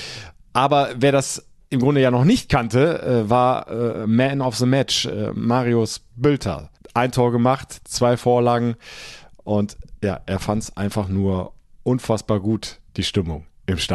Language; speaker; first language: German; native; German